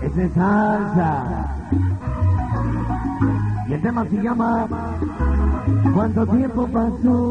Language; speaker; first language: Spanish; native; Spanish